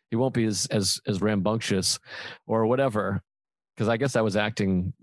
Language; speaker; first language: English; native; English